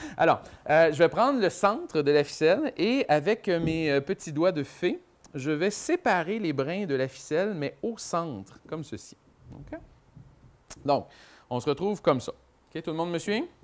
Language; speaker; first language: French; native; French